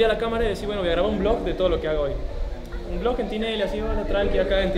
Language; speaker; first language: Spanish; native; Spanish